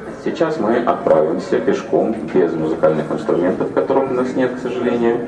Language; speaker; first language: Russian; native; Russian